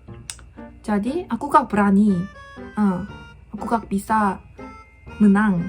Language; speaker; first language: Indonesian; non-native, fluent; Korean